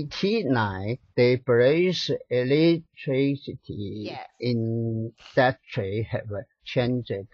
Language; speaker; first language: English; non-native, learner; Chinese